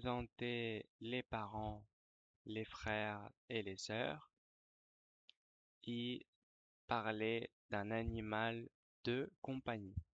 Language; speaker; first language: French; non-native, fluent; Spanish